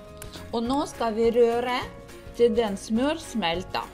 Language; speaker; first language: Norwegian; non-native, learner; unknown